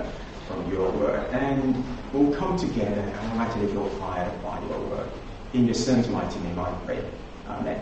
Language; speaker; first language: English; non-native, local second language; Yoruba